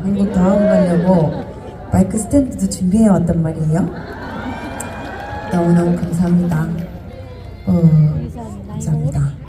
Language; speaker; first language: Korean; native; Korean